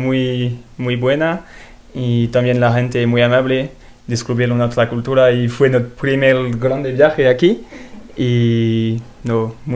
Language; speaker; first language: Spanish; non-native, learner; French